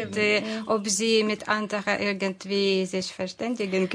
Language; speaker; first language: German; non-native, fluent; Ukrainian